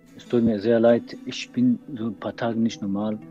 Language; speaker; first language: German; non-native, learner; Persian